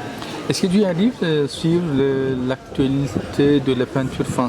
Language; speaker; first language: French; non-native, fluent; Turkish